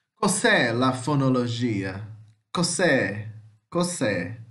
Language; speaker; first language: Italian; non-native, fluent; Portuguese